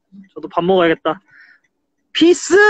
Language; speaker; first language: Korean; native; Korean